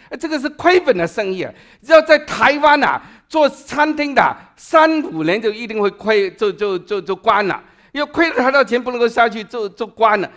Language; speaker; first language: Chinese; non-native, local second language; Cantonese